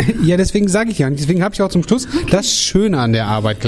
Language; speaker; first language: German; native; German